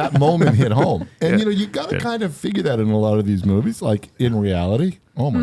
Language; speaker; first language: English; native; English